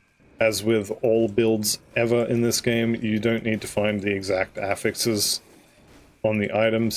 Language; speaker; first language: English; native; English